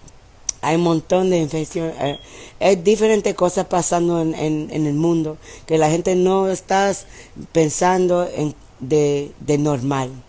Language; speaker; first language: Spanish; early bilingual, heritage; English